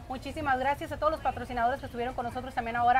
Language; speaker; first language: Spanish; native; Spanish